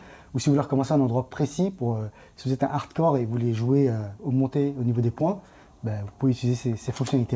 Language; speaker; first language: French; native; French